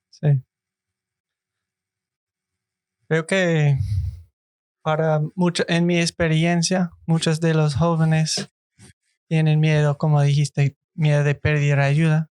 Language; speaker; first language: Spanish; non-native, fluent; English